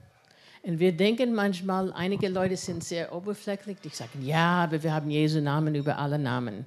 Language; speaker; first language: German; non-native, fluent; English